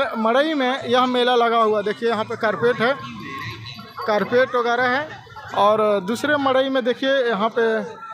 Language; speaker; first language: Hindi; native; Hindi